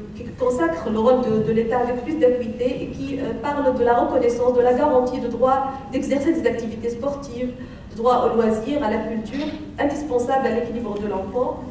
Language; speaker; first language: French; non-native, local second language; Arabic